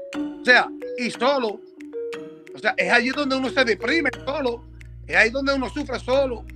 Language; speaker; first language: Spanish; early bilingual, heritage; Spanish